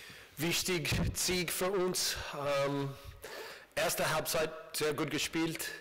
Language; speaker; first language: German; non-native, learner; English